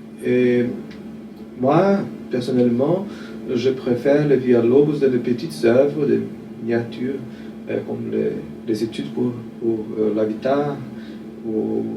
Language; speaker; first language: French; non-native, fluent; Portuguese